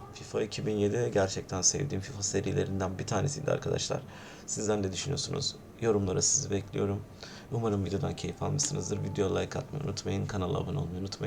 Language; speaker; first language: Turkish; native; Turkish